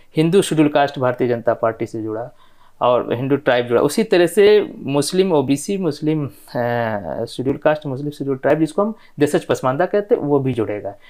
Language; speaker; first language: Hindi; non-native, local second language; Bhojpuri